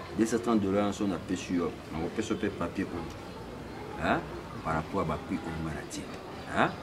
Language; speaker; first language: Lingala; non-native, local second language; Kongo